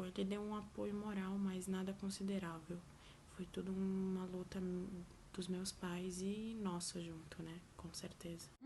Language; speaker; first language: Portuguese; early bilingual, other home language; Arabic